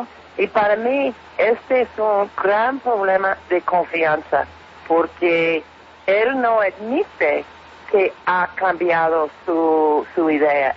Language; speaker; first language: Spanish; non-native, fluent; English